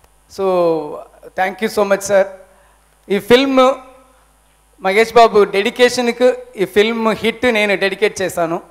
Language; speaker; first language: Telugu; non-native, learner; Tamil